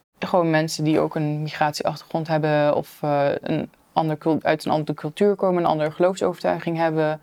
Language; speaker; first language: Dutch; early bilingual, other home language; Turkish